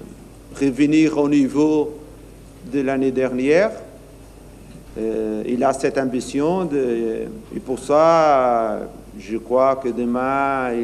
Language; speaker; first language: French; non-native, learner; Portuguese